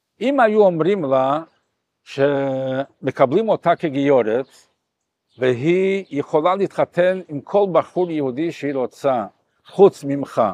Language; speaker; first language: Hebrew; non-native, fluent; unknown